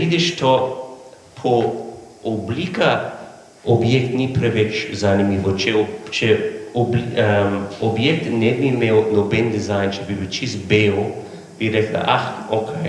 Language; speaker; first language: Slovenian; non-native, learner; English